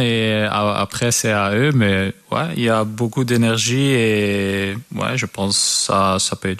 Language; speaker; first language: French; non-native, local second language; Dutch